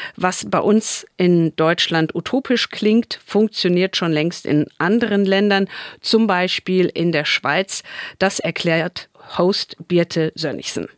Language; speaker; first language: German; native; German